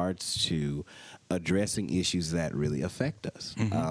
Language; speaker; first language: English; native; English